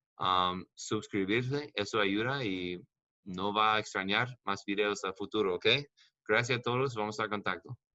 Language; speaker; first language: Spanish; non-native, learner; English